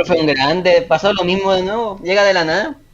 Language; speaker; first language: Spanish; native; Spanish